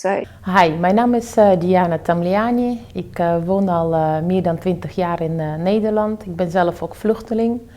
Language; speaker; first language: Dutch; early bilingual, other home language; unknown